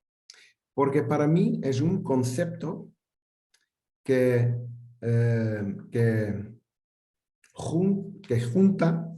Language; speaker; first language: Spanish; non-native, fluent; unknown